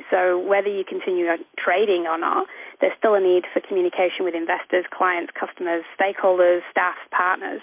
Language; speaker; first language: English; native; English